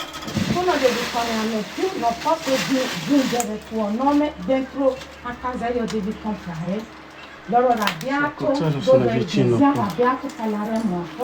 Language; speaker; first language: Italian; non-native, learner; Nigerian Pidgin